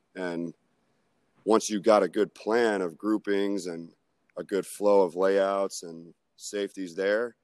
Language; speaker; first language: English; native; English